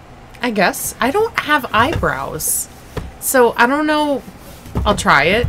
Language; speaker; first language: English; native; English